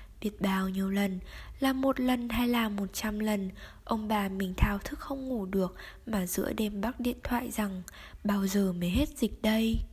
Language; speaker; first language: Vietnamese; native; Vietnamese